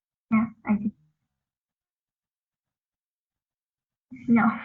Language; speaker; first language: English; non-native, learner; Vietnamese